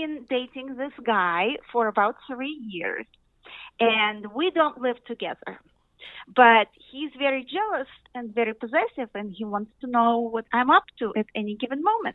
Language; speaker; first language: English; non-native, fluent; Russian